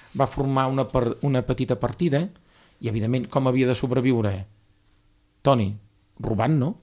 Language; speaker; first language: Catalan; native; Catalan